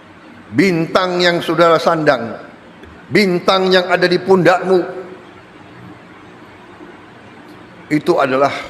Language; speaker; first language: Indonesian; native; Indonesian